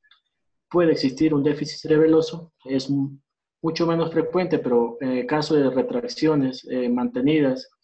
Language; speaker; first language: Spanish; native; Spanish